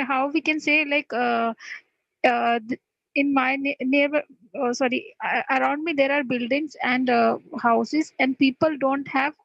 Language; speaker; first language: English; non-native, learner; Hindi